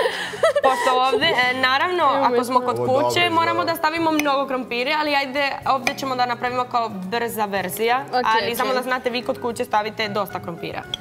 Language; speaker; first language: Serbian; non-native, learner; Spanish